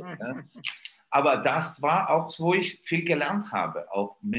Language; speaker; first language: German; non-native, fluent; Georgian